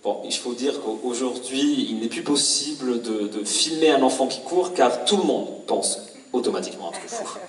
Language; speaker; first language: French; native; French